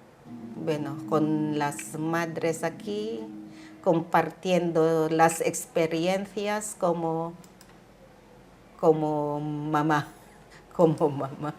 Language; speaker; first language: Spanish; non-native, learner; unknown